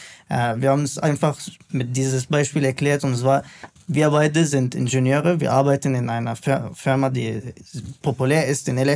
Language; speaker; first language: German; non-native, fluent; Arabic